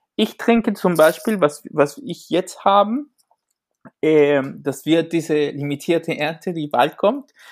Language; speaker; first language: German; non-native, fluent; Spanish